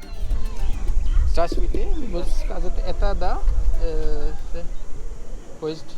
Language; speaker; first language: Russian; non-native, learner; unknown